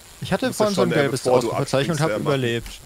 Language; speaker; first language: German; native; German